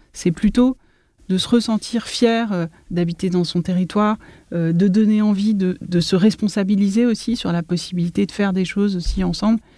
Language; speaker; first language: French; native; French